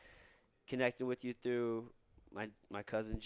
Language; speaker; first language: English; native; English